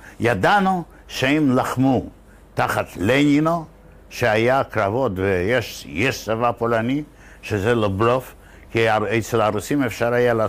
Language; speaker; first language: Hebrew; non-native, fluent; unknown